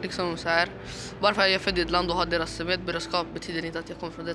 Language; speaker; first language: Swedish; early bilingual, other home language; Arabic